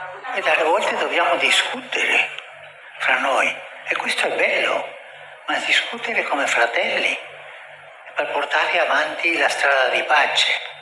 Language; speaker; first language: Italian; non-native, fluent; Spanish